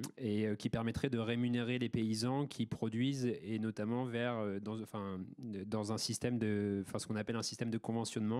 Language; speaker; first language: French; native; French